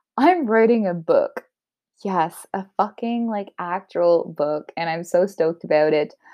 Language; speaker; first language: English; non-native, local second language; French